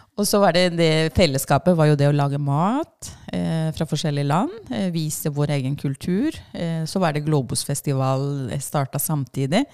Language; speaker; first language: Norwegian; non-native, fluent; Spanish